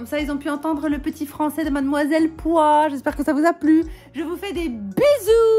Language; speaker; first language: French; native; French